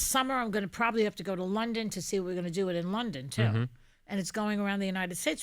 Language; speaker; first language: English; native; English